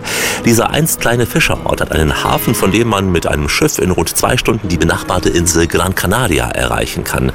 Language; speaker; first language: German; native; German